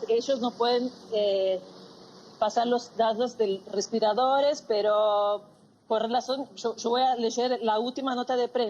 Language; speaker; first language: Spanish; non-native, fluent; Portuguese